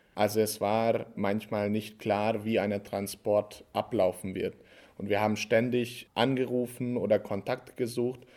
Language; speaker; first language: German; non-native, fluent; Hungarian